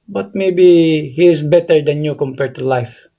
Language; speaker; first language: English; non-native, local second language; Filipino